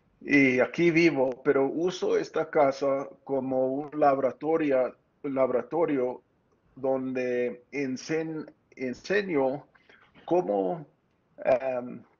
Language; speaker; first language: Spanish; early bilingual, heritage; Spanish